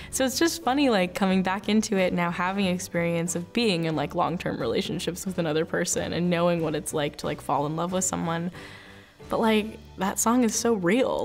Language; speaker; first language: English; native; English